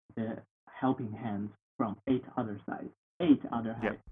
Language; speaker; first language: English; non-native, learner; Chinese